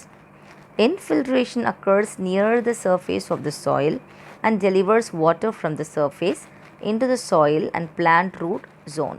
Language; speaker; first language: English; non-native, local second language; Tamil